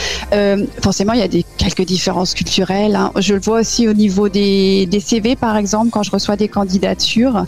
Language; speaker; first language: French; native; French